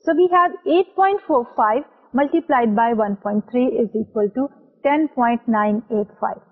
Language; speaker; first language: English; non-native, local second language; Urdu